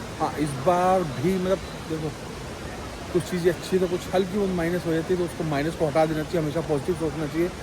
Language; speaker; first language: Hindi; native; Hindi